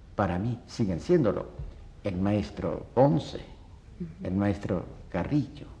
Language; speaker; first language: Spanish; early bilingual, other home language; Polish